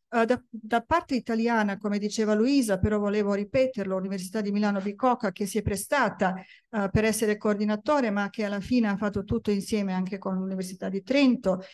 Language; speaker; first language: Italian; non-native, fluent; Bosnian